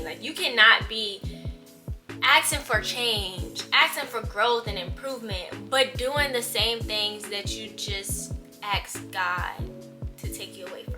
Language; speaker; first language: English; native; English